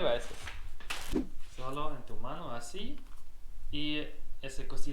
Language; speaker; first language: Spanish; non-native, learner; German